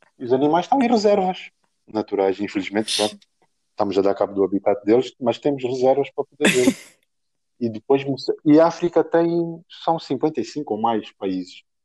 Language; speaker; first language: Portuguese; native; Portuguese